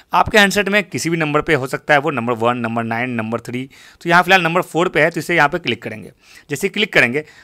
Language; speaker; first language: Hindi; native; Hindi